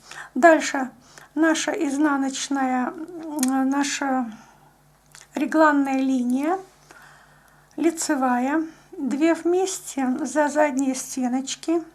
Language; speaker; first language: Russian; native; Russian